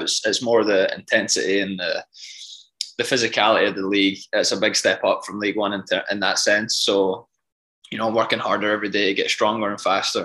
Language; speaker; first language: English; native; English